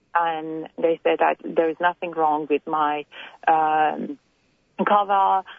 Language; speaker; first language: English; non-native, fluent; Persian